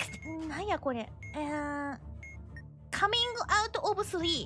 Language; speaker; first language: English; non-native, learner; Japanese